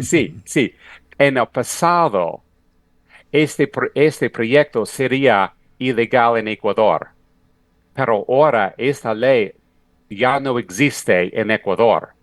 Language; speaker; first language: Spanish; non-native, fluent; English